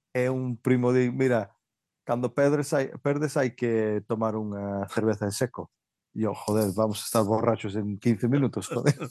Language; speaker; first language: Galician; early bilingual, heritage; Galician